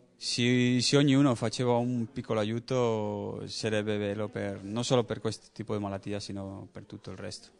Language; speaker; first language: Italian; non-native, learner; Spanish